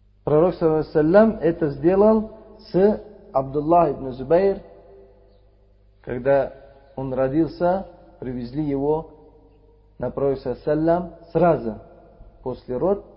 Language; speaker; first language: Russian; non-native, fluent; Uzbek